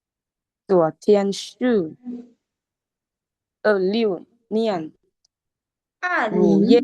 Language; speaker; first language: Chinese; non-native, learner; Lao